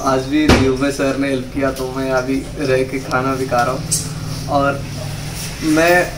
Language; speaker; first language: Hindi; non-native, local second language; Telugu